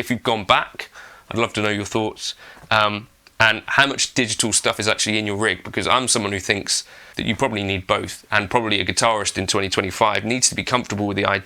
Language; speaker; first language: English; native; English